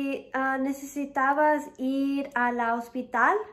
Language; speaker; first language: Spanish; early bilingual, heritage; English